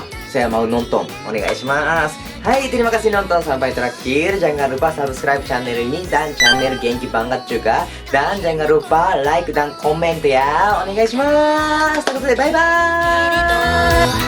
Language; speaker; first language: Indonesian; non-native, learner; Japanese